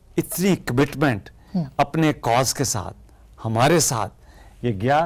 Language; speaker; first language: Urdu; non-native, local second language; Punjabi